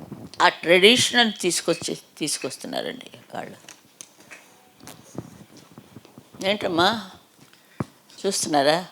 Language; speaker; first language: Telugu; native; Telugu